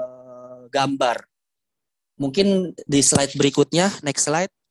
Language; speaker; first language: Indonesian; native; Indonesian